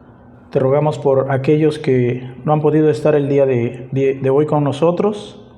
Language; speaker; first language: Spanish; native; Spanish